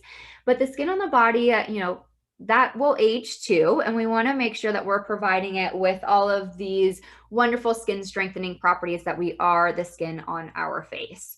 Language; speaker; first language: English; native; English